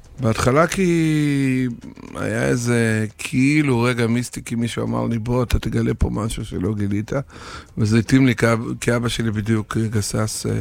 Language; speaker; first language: Hebrew; non-native, fluent; Russian